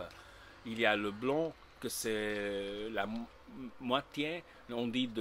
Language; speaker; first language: French; non-native, learner; Spanish